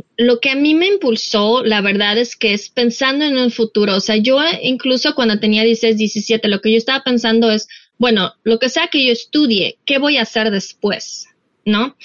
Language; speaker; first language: Spanish; non-native, fluent; Russian